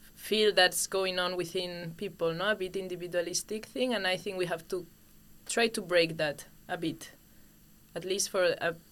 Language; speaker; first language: English; non-native, fluent; Spanish